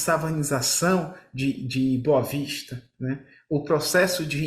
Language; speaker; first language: Portuguese; native; Portuguese